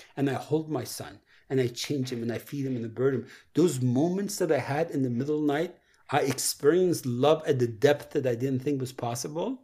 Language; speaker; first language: English; non-native, fluent; Persian